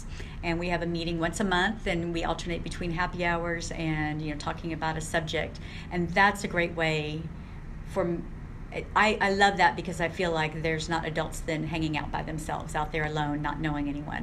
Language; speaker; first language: English; native; English